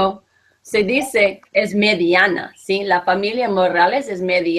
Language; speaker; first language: Spanish; non-native, fluent; English